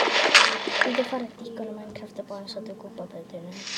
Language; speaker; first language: Welsh; non-native, local second language; English